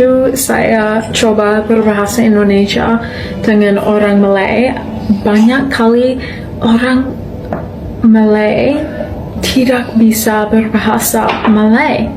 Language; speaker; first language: Indonesian; non-native, learner; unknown